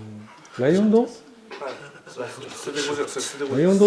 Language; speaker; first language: Japanese; native; Japanese